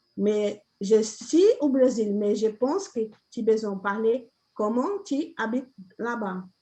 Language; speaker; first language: French; non-native, learner; Portuguese